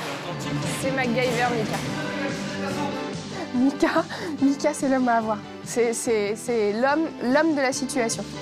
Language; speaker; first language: French; native; French